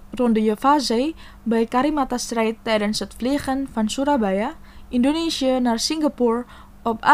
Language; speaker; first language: Dutch; non-native, fluent; Indonesian